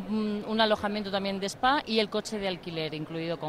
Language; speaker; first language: Spanish; native; Spanish